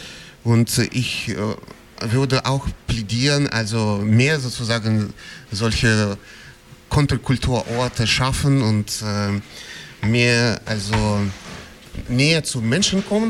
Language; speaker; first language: German; non-native, fluent; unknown